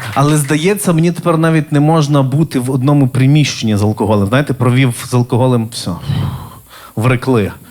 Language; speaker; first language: Ukrainian; native; Ukrainian